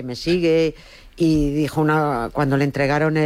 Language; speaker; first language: Spanish; native; Spanish